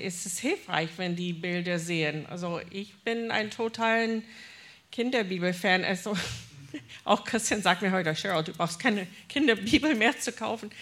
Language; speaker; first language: German; non-native, fluent; English